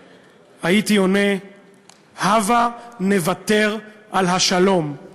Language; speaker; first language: Hebrew; native; Hebrew